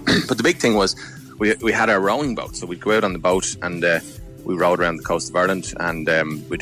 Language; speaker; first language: English; native; English